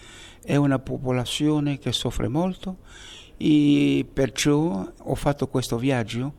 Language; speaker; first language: Italian; non-native, fluent; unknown